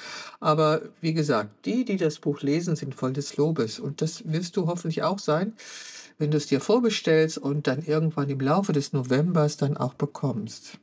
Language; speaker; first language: German; native; German